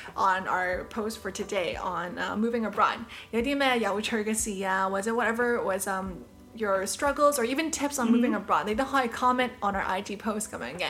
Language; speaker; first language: English; early bilingual, other home language; Cantonese